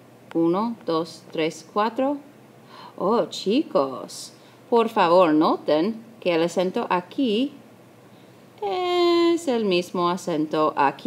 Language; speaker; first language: Spanish; non-native, fluent; English